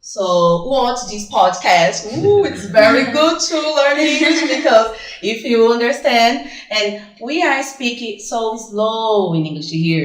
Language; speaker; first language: English; non-native, fluent; Portuguese